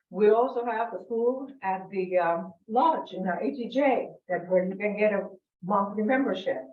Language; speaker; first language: English; non-native, fluent; Spanish